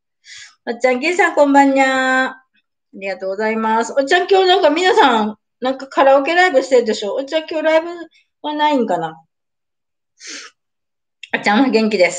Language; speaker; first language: Japanese; native; Japanese